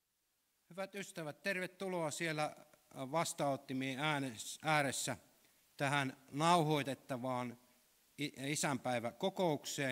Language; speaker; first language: Finnish; native; Finnish